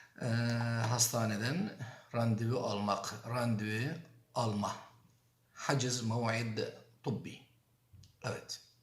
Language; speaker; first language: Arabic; non-native, fluent; Turkish